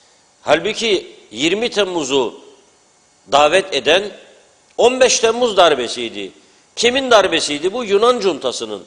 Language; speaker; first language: Turkish; native; Turkish